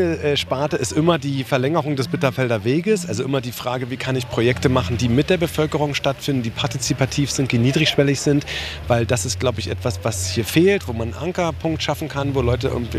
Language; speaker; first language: German; native; German